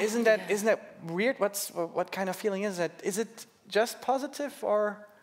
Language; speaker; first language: English; non-native, fluent; German